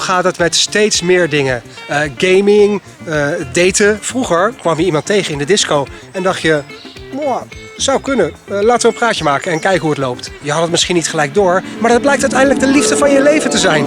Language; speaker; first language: Dutch; native; Dutch